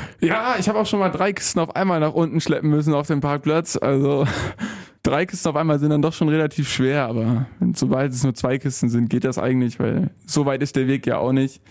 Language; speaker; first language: German; native; German